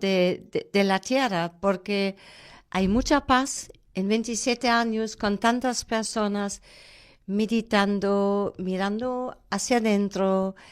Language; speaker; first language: Spanish; non-native, fluent; German